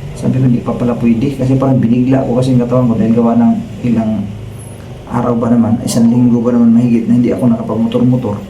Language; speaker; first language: Filipino; non-native, local second language; Cebuano